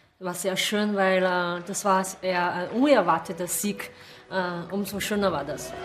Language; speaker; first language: German; non-native, fluent; Chinese